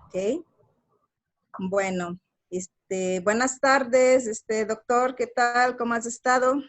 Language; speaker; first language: Spanish; non-native, fluent; Portuguese